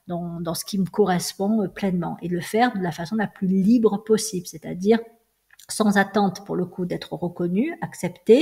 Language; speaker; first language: French; native; French